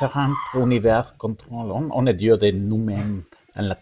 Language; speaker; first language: French; non-native, learner; Spanish